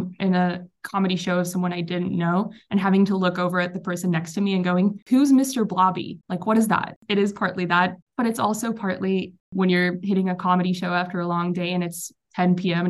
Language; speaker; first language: English; non-native, fluent; Hebrew